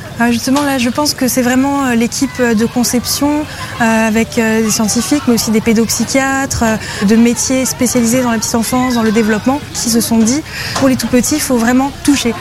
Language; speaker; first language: French; native; French